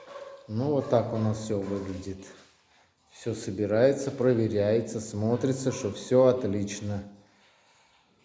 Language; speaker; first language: Russian; native; Russian